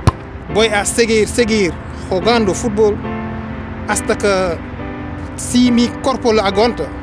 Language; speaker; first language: Spanish; non-native, fluent; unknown